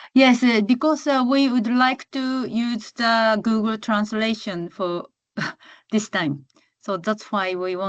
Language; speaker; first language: English; non-native, learner; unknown